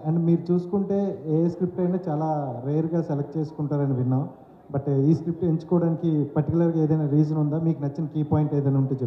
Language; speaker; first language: Telugu; native; Telugu